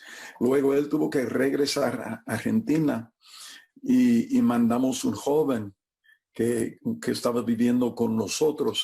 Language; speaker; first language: Spanish; non-native, fluent; English